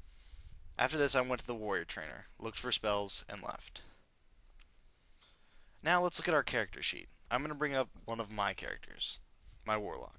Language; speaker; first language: English; native; English